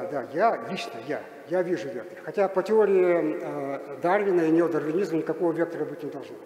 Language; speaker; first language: Russian; native; Russian